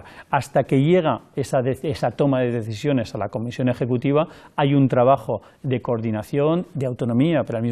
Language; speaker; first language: Spanish; native; Spanish